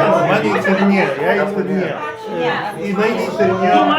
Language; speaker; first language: Lithuanian; native; Lithuanian